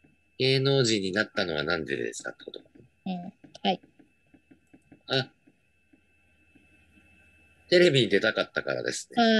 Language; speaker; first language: Japanese; native; Japanese